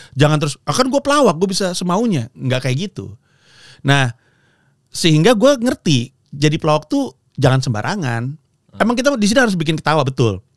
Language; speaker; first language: Indonesian; native; Indonesian